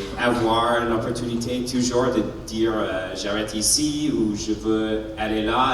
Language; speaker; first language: French; non-native, learner; English